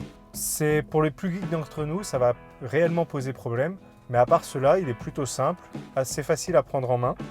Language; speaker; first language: French; native; French